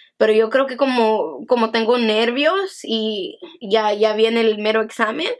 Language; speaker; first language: Spanish; early bilingual, heritage; Spanish